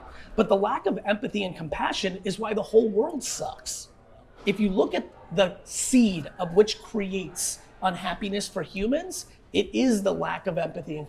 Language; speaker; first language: English; early bilingual, other home language; Russian